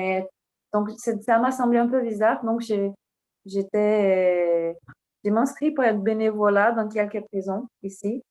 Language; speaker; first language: French; non-native, fluent; Portuguese